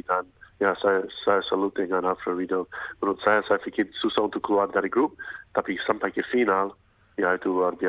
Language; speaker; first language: Indonesian; non-native, fluent; English